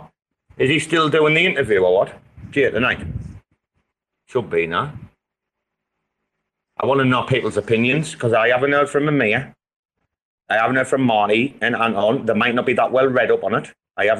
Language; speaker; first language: English; native; English